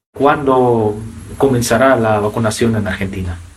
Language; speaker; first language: Spanish; non-native, fluent; Russian